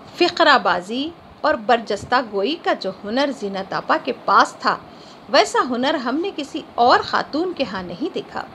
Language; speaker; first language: Urdu; native; Urdu